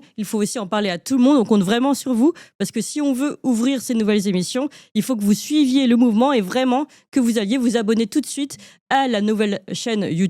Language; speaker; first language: French; native; French